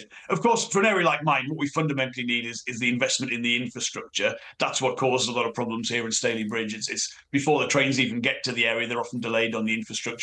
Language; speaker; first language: English; native; English